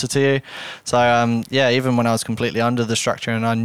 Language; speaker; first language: English; native; English